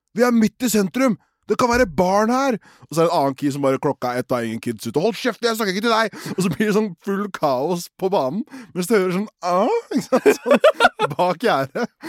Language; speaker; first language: Norwegian; early bilingual, other home language; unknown